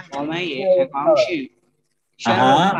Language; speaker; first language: Chinese; non-native, learner; Burmese